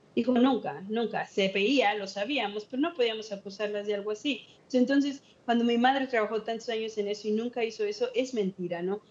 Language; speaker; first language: Spanish; native; Spanish